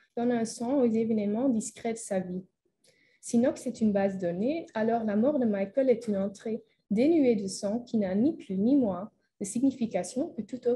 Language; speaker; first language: French; non-native, fluent; Dutch